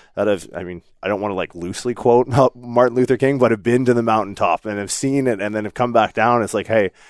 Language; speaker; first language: English; native; English